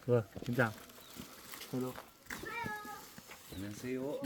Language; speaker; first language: Korean; native; Korean